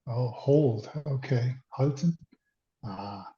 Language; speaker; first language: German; non-native, learner; English